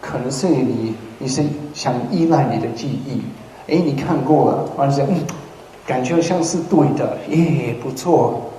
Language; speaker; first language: Chinese; non-native, fluent; English